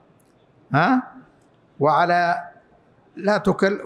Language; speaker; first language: Arabic; native; Arabic